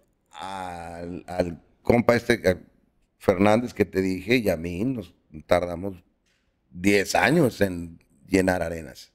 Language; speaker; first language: Spanish; native; Spanish